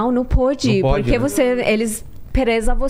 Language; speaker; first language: Portuguese; non-native, learner; Persian